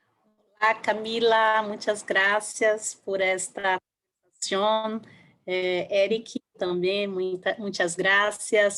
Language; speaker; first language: Spanish; non-native, learner; Portuguese